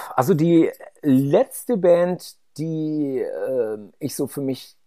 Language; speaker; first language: German; native; German